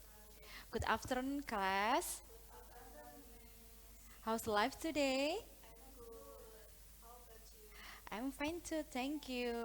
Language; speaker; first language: English; non-native, learner; Indonesian